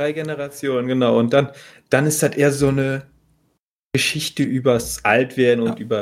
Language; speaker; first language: German; native; German